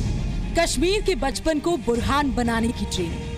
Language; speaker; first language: Hindi; native; Hindi